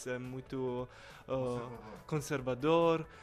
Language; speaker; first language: Portuguese; non-native, learner; Italian